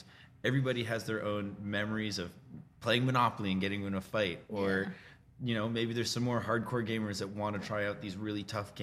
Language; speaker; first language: English; native; English